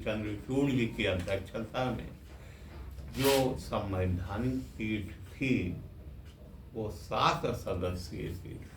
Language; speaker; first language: Hindi; native; Hindi